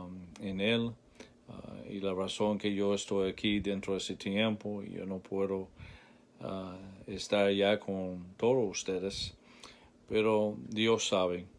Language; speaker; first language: Spanish; non-native, learner; English